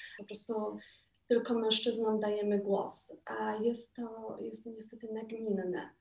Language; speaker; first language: Polish; native; Polish